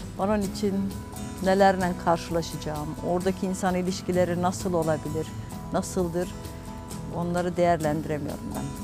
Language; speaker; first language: Turkish; early bilingual, heritage; Turkish